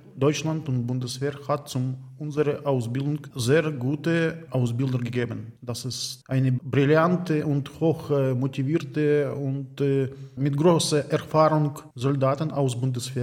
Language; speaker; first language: German; non-native, learner; Ukrainian